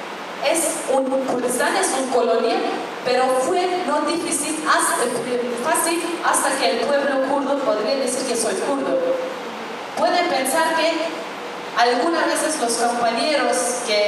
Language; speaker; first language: Spanish; non-native, fluent; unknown